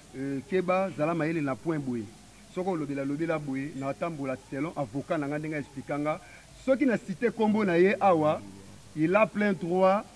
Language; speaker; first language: Lingala; native; Lingala